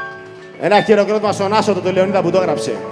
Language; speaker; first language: Greek; native; Greek